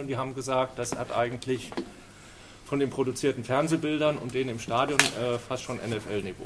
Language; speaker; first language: German; native; German